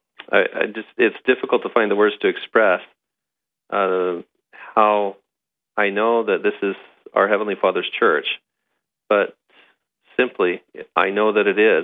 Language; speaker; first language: English; native; English